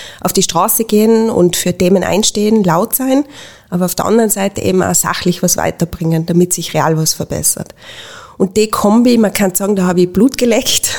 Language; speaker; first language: German; native; German